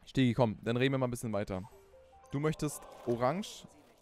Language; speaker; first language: German; native; German